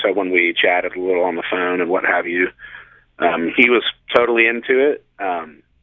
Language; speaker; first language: English; native; English